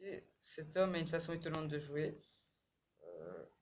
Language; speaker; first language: French; native; French